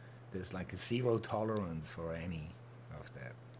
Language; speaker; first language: English; non-native, fluent; German